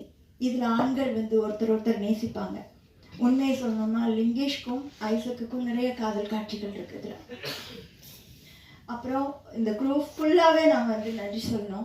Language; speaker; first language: Tamil; native; Tamil